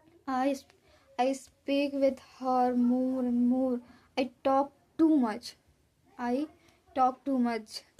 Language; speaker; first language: English; non-native, learner; Hindi